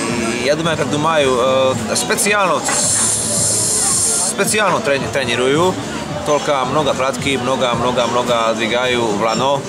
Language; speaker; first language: Russian; non-native, learner; Slovak